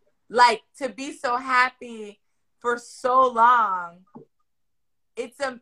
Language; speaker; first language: English; native; English